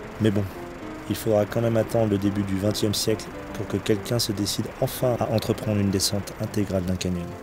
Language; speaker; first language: French; native; French